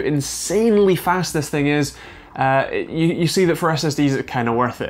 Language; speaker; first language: English; native; English